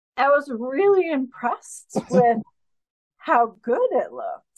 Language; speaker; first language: English; native; English